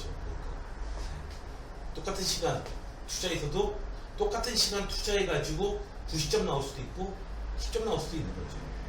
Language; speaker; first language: Korean; native; Korean